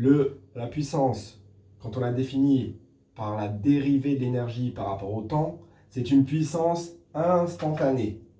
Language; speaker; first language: French; native; French